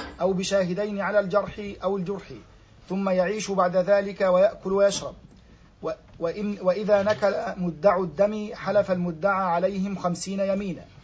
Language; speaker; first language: Arabic; native; Arabic